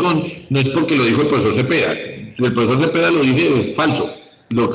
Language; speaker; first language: Spanish; native; Spanish